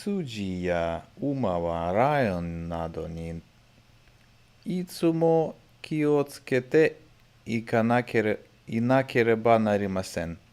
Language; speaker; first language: Japanese; non-native, learner; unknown